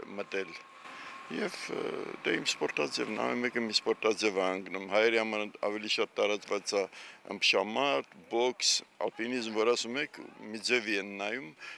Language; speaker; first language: Armenian; early bilingual, heritage; Armenian